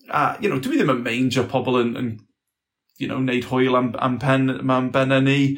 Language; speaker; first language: Welsh; non-native, local second language; English